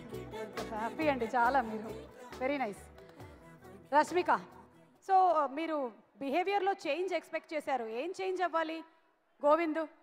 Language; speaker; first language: Telugu; native; Telugu